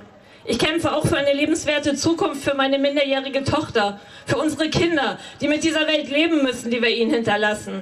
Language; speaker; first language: German; native; German